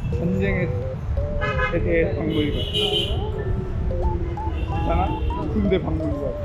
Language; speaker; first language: Korean; non-native, learner; Bangla